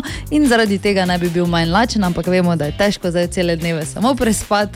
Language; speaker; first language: Slovenian; native; Slovenian